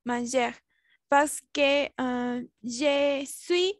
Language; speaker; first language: French; non-native, learner; Spanish